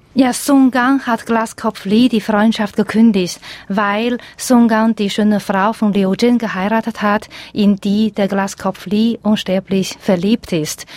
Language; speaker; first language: German; non-native, fluent; Chinese